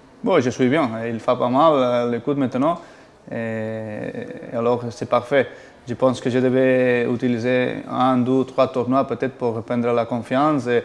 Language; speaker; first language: French; non-native, fluent; Spanish